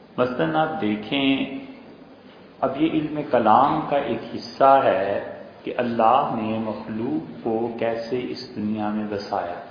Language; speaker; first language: Urdu; native; Urdu